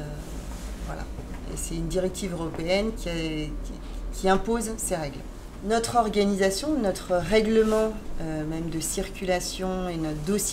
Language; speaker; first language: French; native; French